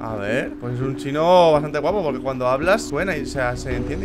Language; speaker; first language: Spanish; native; Spanish